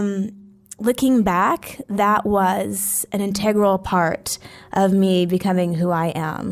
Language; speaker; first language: English; native; English